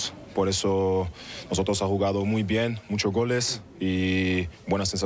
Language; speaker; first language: Spanish; non-native, learner; German